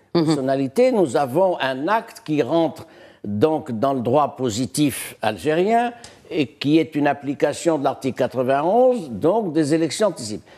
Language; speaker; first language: French; non-native, local second language; Arabic